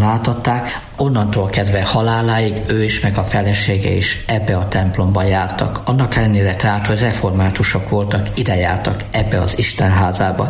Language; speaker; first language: Hungarian; native; Hungarian